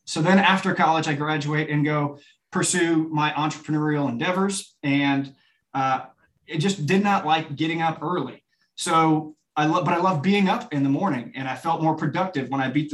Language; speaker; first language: English; native; English